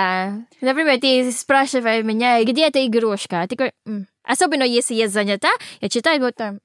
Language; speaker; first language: Russian; non-native, learner; Filipino